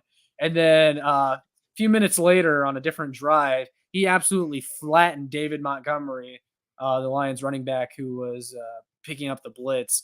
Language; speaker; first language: English; native; English